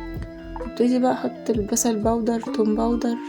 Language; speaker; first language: Arabic; native; Arabic